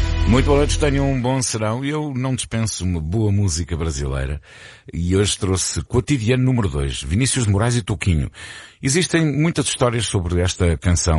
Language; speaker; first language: Portuguese; native; Portuguese